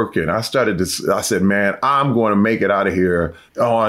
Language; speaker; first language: English; native; English